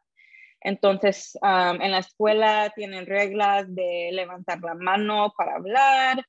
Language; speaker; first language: Spanish; early bilingual, heritage; Spanish